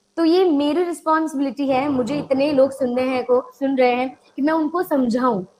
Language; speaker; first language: Hindi; non-native, local second language; Gujarati